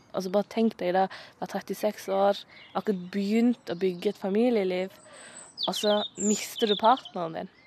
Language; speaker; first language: Norwegian; native; Norwegian